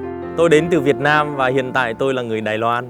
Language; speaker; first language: Vietnamese; native; Vietnamese